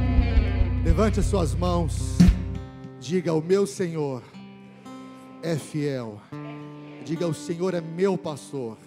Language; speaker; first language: Portuguese; native; Portuguese